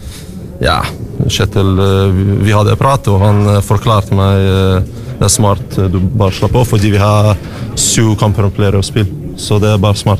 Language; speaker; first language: Norwegian; non-native, learner; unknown